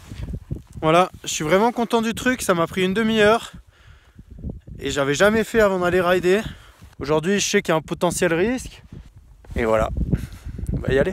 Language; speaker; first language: French; native; French